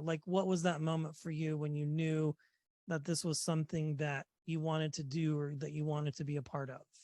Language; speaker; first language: English; native; English